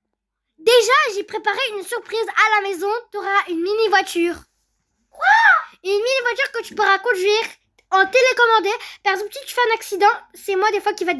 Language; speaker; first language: French; native; French